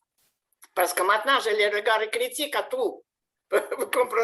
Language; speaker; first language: French; non-native, fluent; Russian